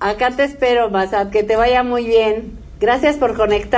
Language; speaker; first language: Spanish; native; Spanish